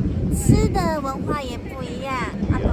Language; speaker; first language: Chinese; early bilingual, heritage; Japanese